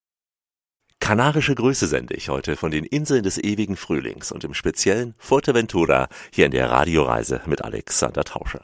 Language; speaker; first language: German; native; German